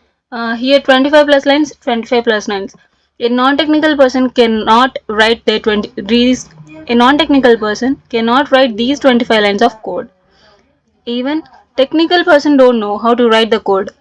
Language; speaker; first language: English; non-native, local second language; Telugu